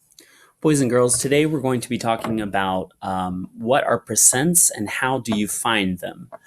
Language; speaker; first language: English; native; English